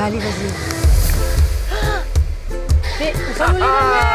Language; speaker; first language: French; native; French